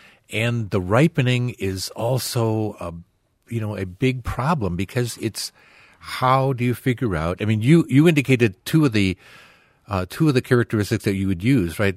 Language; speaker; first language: English; native; English